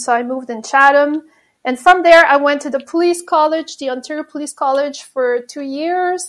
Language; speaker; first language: English; non-native, fluent; French